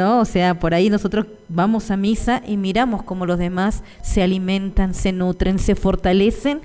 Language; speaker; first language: Spanish; native; Spanish